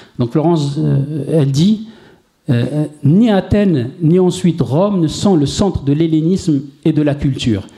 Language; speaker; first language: French; non-native, local second language; Arabic